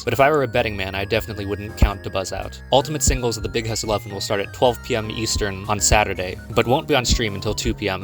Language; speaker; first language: English; native; English